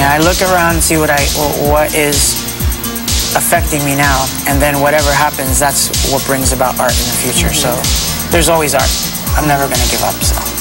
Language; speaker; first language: English; early bilingual, other home language; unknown